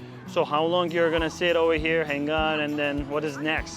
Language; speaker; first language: English; non-native, fluent; Turkish